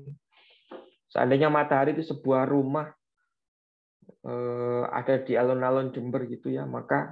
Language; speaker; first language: Indonesian; native; Indonesian